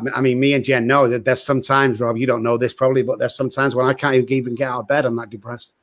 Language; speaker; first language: English; native; English